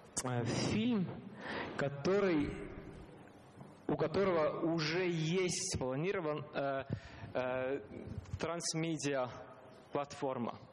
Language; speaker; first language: Russian; non-native, learner; Estonian